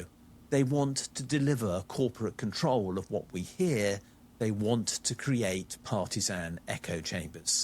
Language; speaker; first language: English; native; English